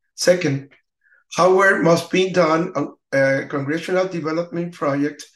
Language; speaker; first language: English; non-native, learner; Spanish